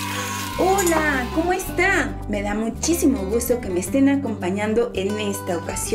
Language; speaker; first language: Spanish; native; Spanish